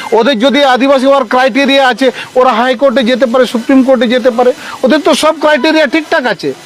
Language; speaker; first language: Bangla; non-native, local second language; Santali